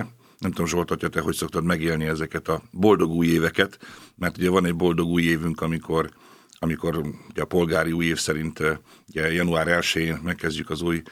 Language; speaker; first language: Hungarian; native; Hungarian